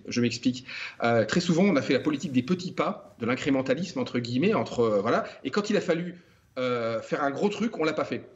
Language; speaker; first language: French; native; French